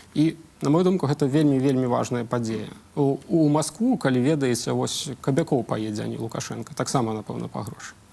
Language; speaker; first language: Belarusian; non-native, local second language; Russian